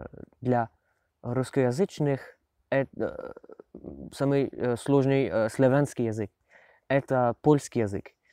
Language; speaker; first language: Russian; non-native, learner; French